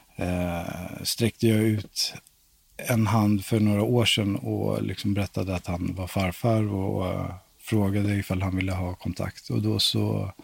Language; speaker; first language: Swedish; native; Swedish